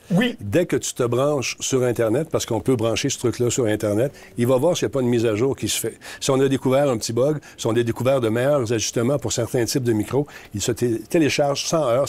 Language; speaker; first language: French; native; French